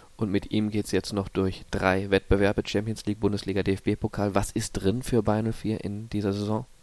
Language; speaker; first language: German; native; German